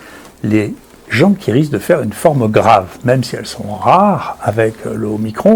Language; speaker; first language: French; native; French